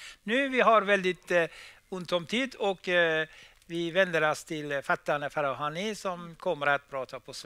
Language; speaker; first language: Swedish; non-native, fluent; Persian